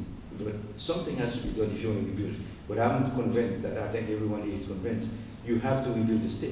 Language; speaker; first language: English; non-native, fluent; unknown